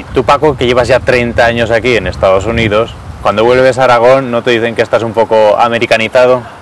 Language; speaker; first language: Spanish; native; Spanish